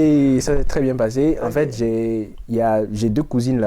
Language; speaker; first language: French; non-native, local second language; Ewe